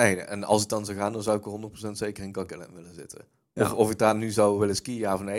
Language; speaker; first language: Dutch; native; Dutch